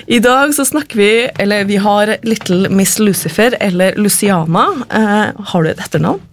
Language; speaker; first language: Norwegian; native; Norwegian